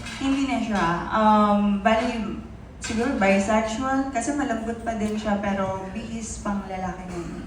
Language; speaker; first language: Filipino; non-native, local second language; Pampanga